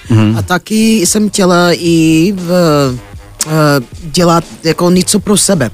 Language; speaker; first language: Czech; non-native, fluent; English